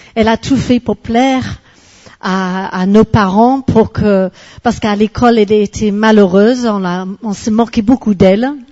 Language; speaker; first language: French; non-native, fluent; English